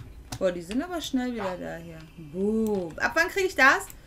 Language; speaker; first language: German; native; German